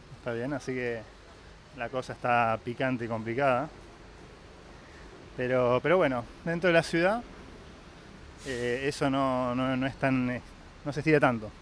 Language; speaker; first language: Spanish; native; Spanish